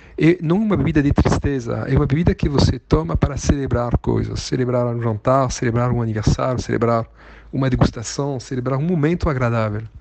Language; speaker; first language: Portuguese; non-native, fluent; French